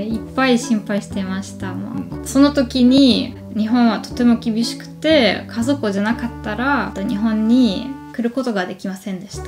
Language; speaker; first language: Japanese; non-native, learner; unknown